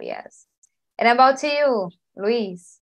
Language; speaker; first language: English; non-native, learner; Portuguese